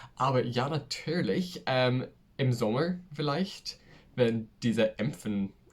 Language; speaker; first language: German; non-native, learner; English